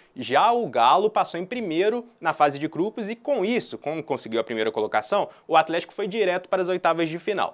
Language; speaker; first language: Portuguese; native; Portuguese